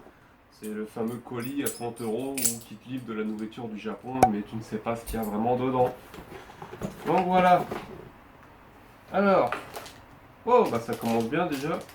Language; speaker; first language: French; native; French